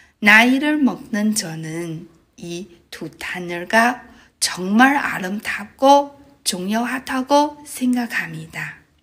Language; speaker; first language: Korean; non-native, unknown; Chinese